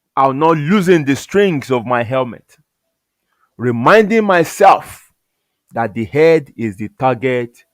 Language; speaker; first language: English; non-native, local second language; Yoruba